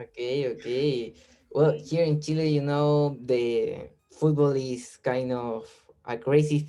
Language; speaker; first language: English; non-native, learner; Spanish